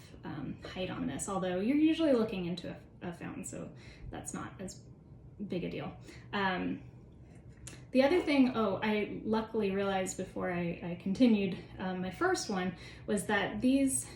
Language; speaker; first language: English; native; English